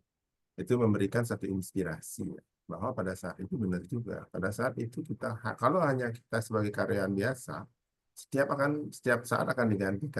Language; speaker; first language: Indonesian; native; Indonesian